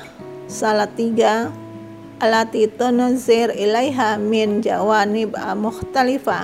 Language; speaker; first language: Arabic; non-native, fluent; Indonesian